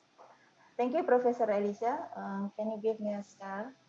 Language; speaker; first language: English; non-native, learner; Indonesian